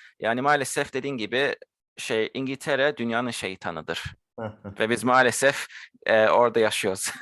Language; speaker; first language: Turkish; early bilingual, heritage; Turkish